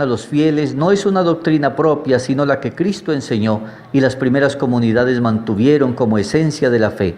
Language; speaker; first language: Spanish; native; Spanish